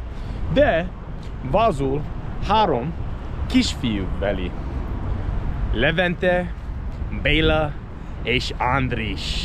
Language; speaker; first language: Hungarian; non-native, learner; English